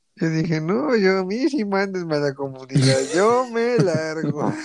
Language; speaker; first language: Spanish; native; Spanish